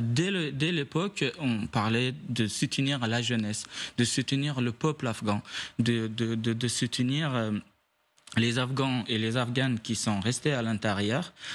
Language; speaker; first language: French; non-native, fluent; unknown